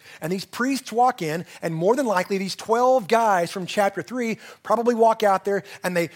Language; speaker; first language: English; native; English